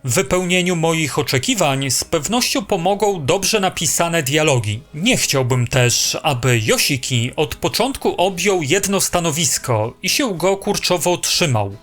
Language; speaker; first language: Polish; native; Polish